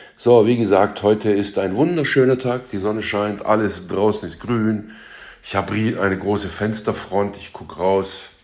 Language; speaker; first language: German; early bilingual, other home language; Turkish